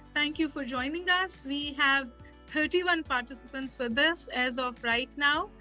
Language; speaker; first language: English; non-native, local second language; Urdu